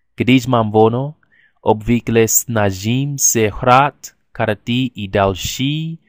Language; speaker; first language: Czech; non-native, learner; English